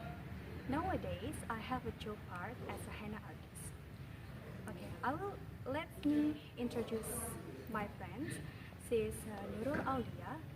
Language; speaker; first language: English; non-native, learner; Indonesian